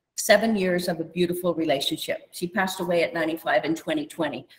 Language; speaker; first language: English; native; English